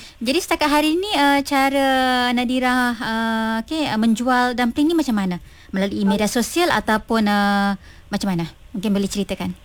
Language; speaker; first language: Malay; non-native, local second language; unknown